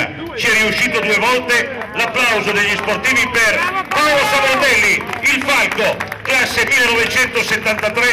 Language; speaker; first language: Italian; native; Italian